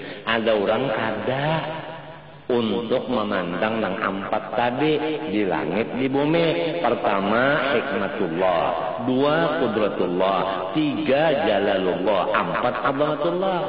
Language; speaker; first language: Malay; non-native, local second language; Banjar